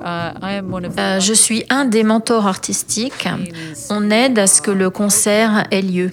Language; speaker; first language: French; non-native, fluent; English